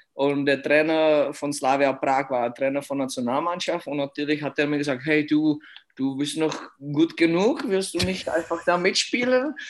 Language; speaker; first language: German; non-native, fluent; Czech